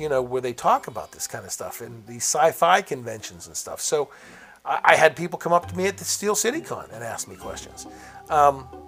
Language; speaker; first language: English; native; English